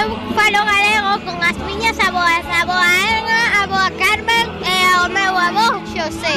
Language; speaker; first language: Galician; non-native, local second language; Spanish